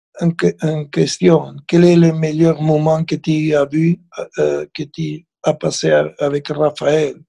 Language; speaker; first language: French; non-native, fluent; Spanish